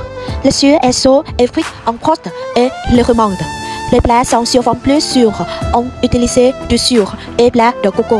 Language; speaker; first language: French; non-native, learner; Vietnamese